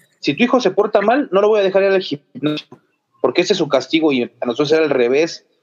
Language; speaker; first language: Spanish; native; Spanish